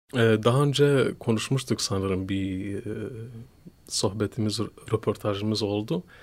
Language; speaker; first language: Turkish; non-native, fluent; Kurdish